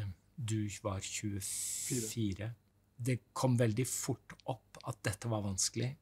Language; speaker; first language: Norwegian; native; Norwegian